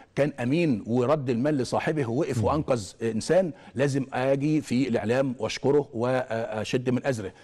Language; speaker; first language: Arabic; native; Arabic